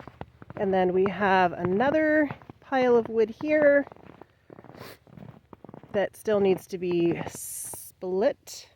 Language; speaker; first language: English; native; English